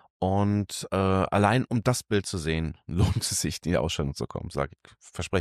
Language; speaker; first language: German; native; German